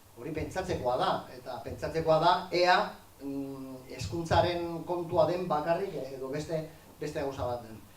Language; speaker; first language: Basque; native; Basque